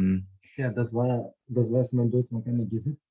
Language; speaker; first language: German; non-native, fluent; Greek